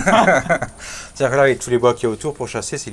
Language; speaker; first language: French; native; French